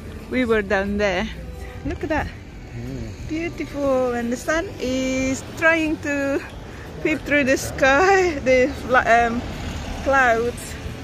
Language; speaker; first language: English; non-native, fluent; Indonesian